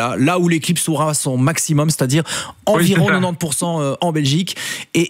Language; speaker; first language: French; native; French